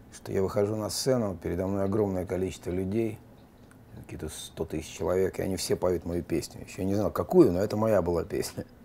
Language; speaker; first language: Russian; native; Russian